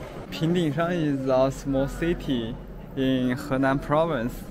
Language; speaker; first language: English; non-native, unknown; Chinese